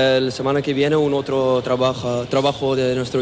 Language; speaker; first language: Spanish; non-native, learner; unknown